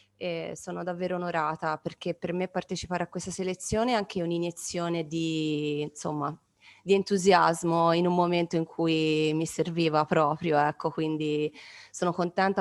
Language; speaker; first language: Italian; native; Italian